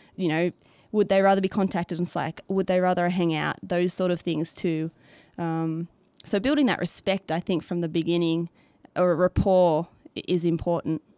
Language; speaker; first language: English; native; English